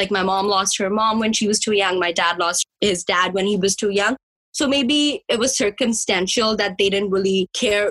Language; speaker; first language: English; early bilingual, other home language; Punjabi